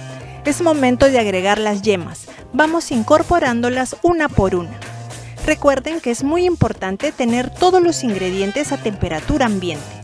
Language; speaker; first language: Spanish; native; Spanish